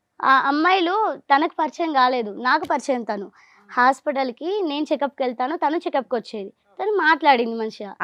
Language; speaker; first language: Telugu; native; Telugu